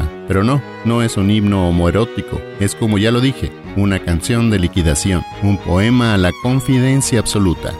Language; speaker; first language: Spanish; native; Spanish